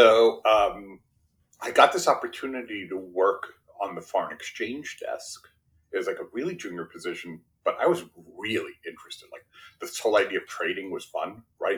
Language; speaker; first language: English; early bilingual, other home language; Spanish